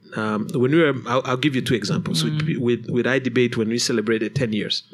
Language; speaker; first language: English; non-native, local second language; Kinyarwanda